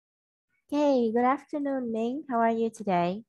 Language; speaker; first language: English; non-native, fluent; Vietnamese